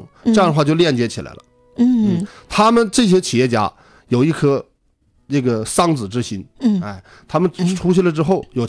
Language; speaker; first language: Chinese; native; Chinese